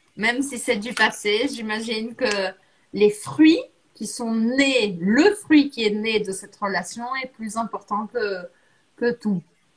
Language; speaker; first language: French; non-native, fluent; Portuguese